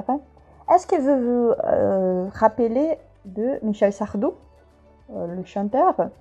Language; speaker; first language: French; non-native, fluent; Portuguese